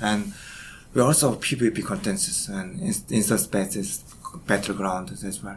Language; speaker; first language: English; non-native, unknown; Korean